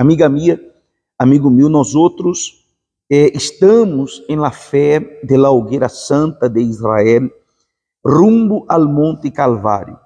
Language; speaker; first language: Spanish; non-native, fluent; Portuguese